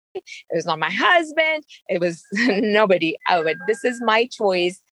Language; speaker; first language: English; non-native, local second language; Urdu